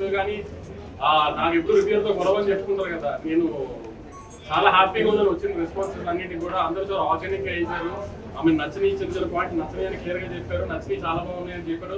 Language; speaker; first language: Telugu; native; Telugu